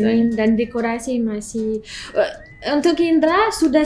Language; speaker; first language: Indonesian; non-native, learner; French